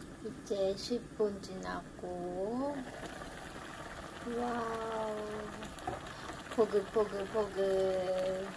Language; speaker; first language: Korean; non-native, fluent; Khmer